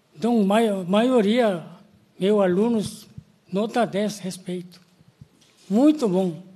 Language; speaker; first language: Portuguese; non-native, learner; Korean